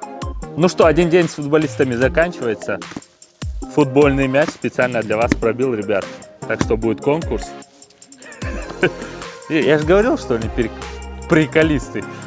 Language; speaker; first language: Russian; native; Russian